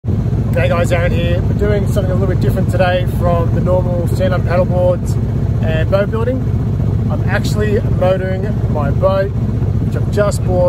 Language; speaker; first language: English; native; English